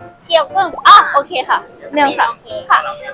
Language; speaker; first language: Thai; non-native, fluent; Japanese